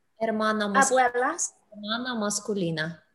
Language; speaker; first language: Spanish; non-native, learner; English